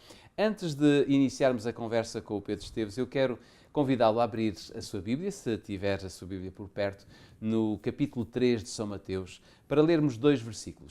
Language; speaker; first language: Portuguese; native; Portuguese